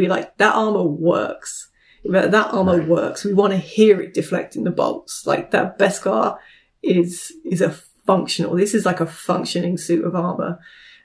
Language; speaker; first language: English; native; English